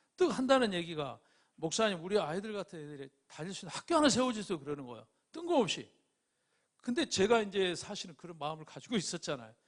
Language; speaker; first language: Korean; native; Korean